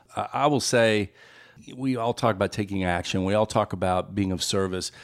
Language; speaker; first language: English; native; English